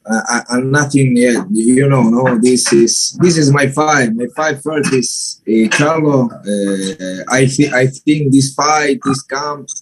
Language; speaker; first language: English; non-native, learner; Spanish